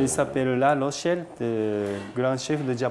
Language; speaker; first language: French; non-native, learner; Japanese